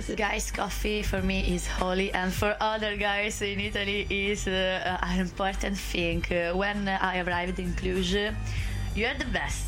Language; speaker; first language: English; non-native, learner; Italian